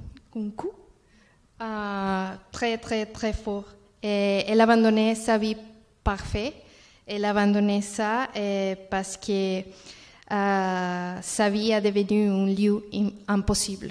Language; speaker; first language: French; non-native, learner; Spanish